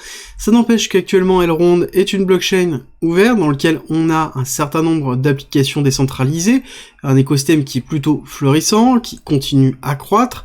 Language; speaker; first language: French; native; French